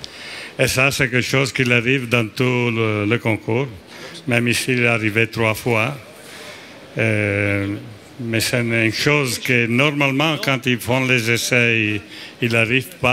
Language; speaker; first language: French; non-native, fluent; Italian